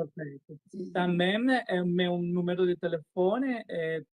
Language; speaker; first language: Portuguese; non-native, learner; Spanish